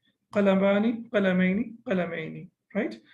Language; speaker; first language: Arabic; non-native, fluent; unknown